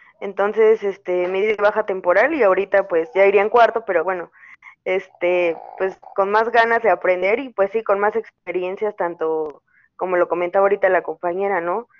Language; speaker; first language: Spanish; native; Spanish